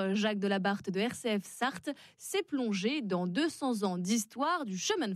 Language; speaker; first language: French; native; French